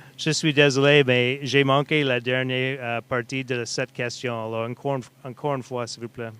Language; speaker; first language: French; non-native, learner; English